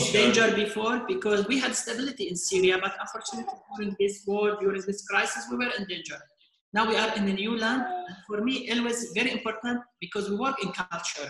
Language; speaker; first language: English; non-native, fluent; Arabic